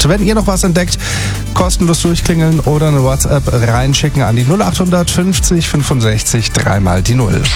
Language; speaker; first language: German; native; German